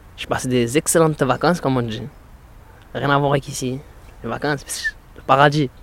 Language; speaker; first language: French; early bilingual, other home language; Riffian